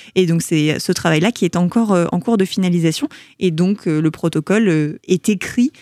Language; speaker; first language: French; native; French